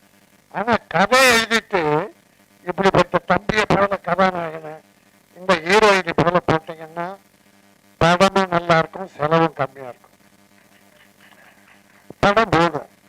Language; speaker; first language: Tamil; native; Tamil